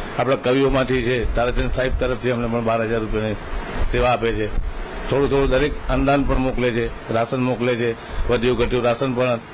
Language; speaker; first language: Gujarati; native; Gujarati